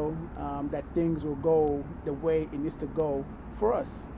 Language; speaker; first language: English; native; English